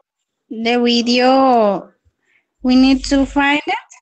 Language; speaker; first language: English; non-native, learner; Spanish